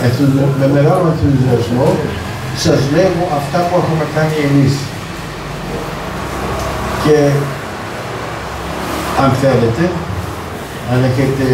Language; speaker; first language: Greek; early bilingual, heritage; Greek